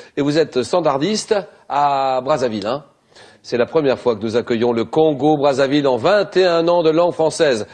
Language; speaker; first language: French; native; French